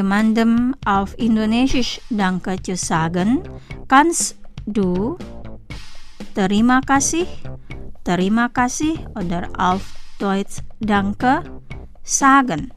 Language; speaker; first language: German; non-native, fluent; Indonesian